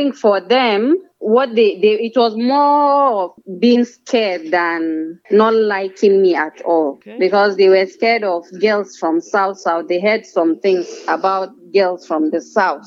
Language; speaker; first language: English; non-native, local second language; Hausa